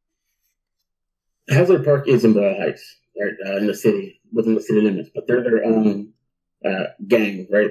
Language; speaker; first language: English; early bilingual, other home language; Spanish